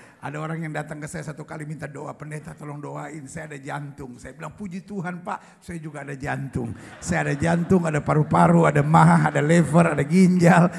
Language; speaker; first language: Indonesian; native; Indonesian